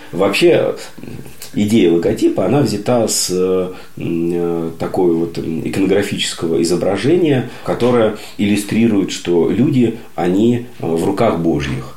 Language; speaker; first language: Russian; native; Russian